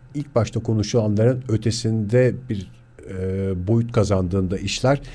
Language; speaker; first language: Turkish; native; Turkish